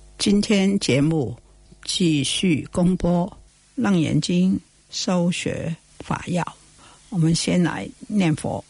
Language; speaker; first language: Chinese; non-native, local second language; Cantonese